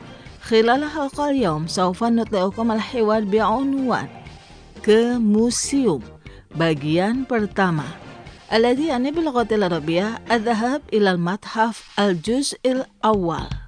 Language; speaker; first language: Arabic; non-native, fluent; Indonesian